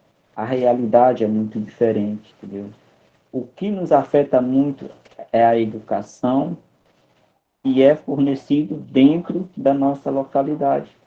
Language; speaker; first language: Portuguese; non-native, local second language; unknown